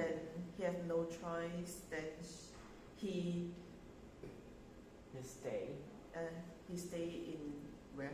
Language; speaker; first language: English; non-native, learner; Chinese